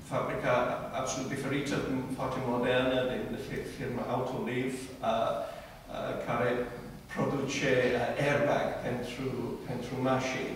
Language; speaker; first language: Romanian; non-native, fluent; English